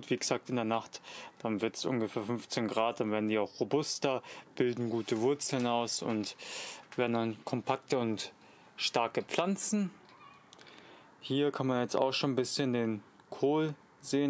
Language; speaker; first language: German; native; German